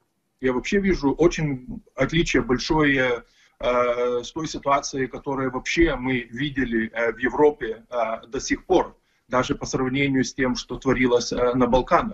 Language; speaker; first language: Russian; non-native, fluent; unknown